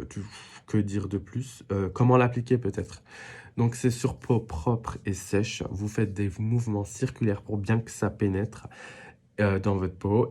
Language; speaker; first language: French; native; French